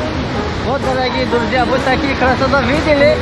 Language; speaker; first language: Russian; non-native, fluent; Azerbaijani